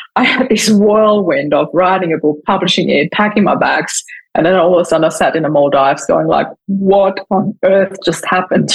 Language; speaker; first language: English; non-native, fluent; German